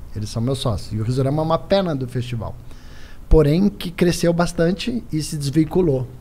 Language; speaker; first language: Portuguese; native; Portuguese